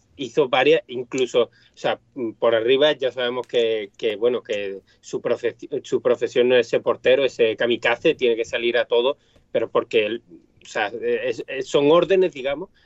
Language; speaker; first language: Spanish; native; Spanish